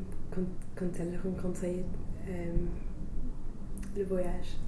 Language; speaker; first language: French; non-native, learner; English